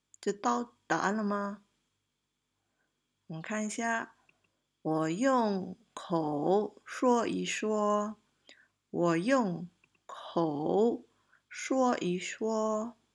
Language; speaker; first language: Chinese; non-native, local second language; Malay